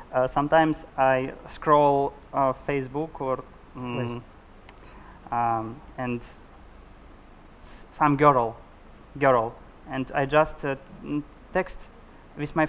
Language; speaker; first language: English; non-native, learner; Russian